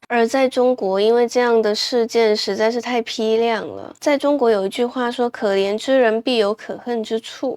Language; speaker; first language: Chinese; native; Chinese